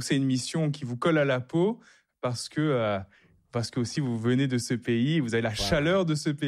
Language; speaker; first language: French; native; French